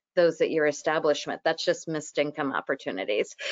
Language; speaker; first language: English; native; English